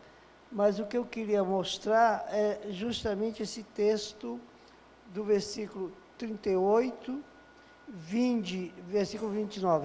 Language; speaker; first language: Portuguese; native; Portuguese